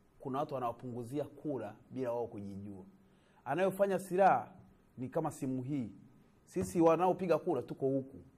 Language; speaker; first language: Swahili; native; Swahili